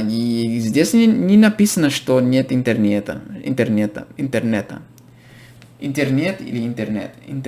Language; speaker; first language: Russian; non-native, fluent; English